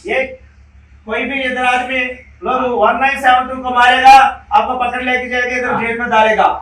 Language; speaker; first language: Hindi; non-native, local second language; Telugu